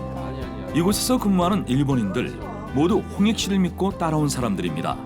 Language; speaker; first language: Korean; native; Korean